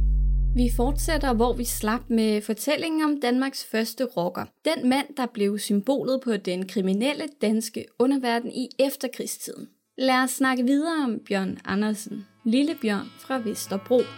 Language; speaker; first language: Danish; native; Danish